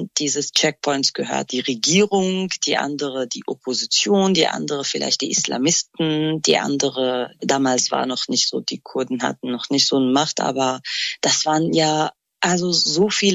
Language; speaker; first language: German; non-native, fluent; Kurdish